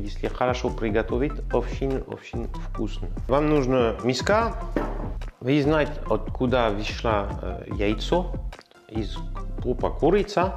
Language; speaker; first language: Russian; non-native, learner; French